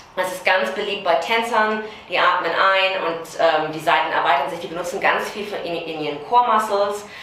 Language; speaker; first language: German; native; German